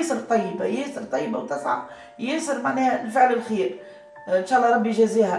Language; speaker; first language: Arabic; native; Arabic